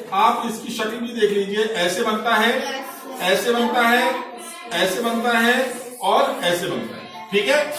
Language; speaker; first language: Hindi; native; Hindi